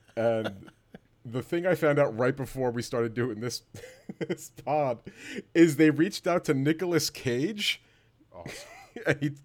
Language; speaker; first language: English; native; English